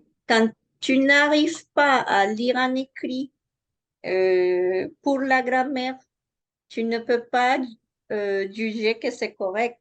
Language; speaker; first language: French; non-native, fluent; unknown